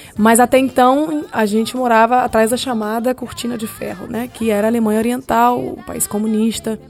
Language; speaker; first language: Portuguese; early bilingual, heritage; Portuguese